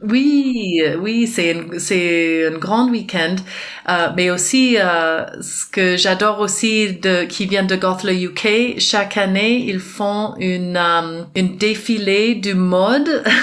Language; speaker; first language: French; non-native, fluent; English